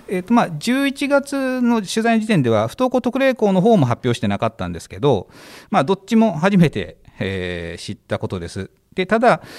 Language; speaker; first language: Japanese; native; Japanese